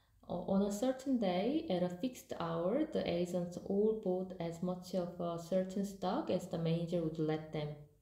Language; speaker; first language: English; non-native, fluent; Korean